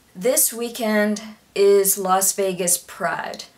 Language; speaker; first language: English; native; English